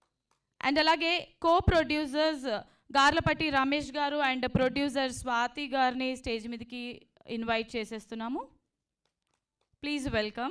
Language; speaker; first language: Telugu; native; Telugu